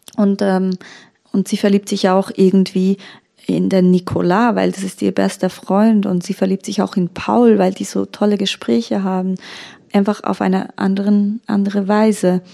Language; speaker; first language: German; early bilingual, other home language; Turkish